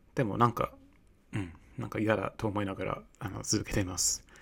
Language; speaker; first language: Japanese; non-native, fluent; English